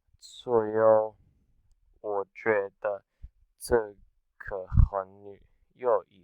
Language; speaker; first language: Chinese; non-native, learner; English